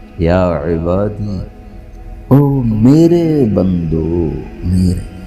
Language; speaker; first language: Urdu; non-native, local second language; Punjabi